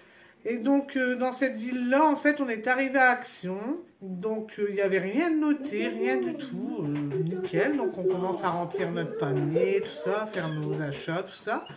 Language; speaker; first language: French; native; French